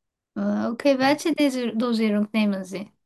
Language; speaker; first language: German; non-native, learner; Turkish